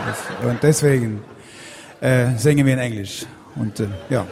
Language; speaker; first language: German; non-native, fluent; Swedish